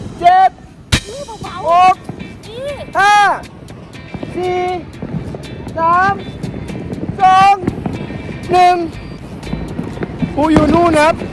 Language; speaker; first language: Thai; native; Thai